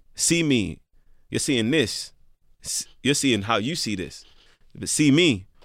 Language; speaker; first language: English; native; English